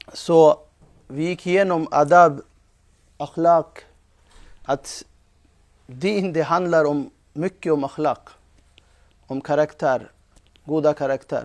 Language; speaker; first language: Swedish; non-native, fluent; Urdu